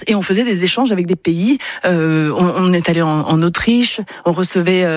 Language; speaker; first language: French; native; French